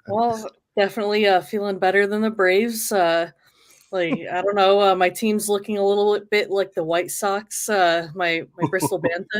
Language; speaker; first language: English; native; English